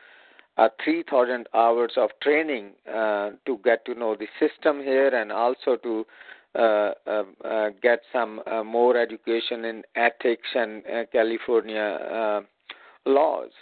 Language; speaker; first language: English; non-native, local second language; Punjabi